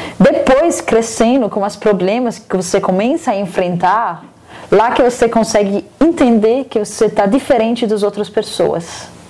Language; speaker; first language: Portuguese; non-native, fluent; Arabic